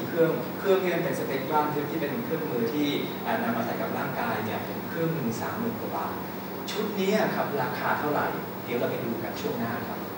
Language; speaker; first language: Thai; native; Thai